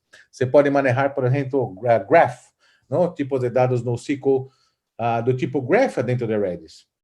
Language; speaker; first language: Portuguese; non-native, fluent; Spanish